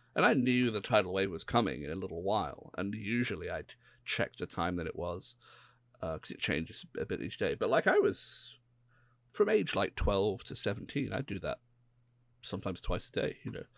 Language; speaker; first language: English; native; English